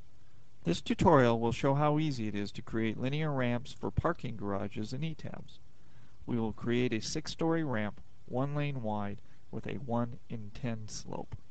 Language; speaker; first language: English; native; English